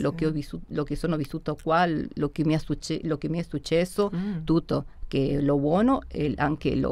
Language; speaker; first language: Italian; early bilingual, heritage; Spanish